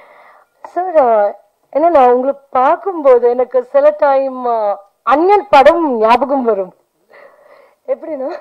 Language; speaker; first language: Tamil; non-native, learner; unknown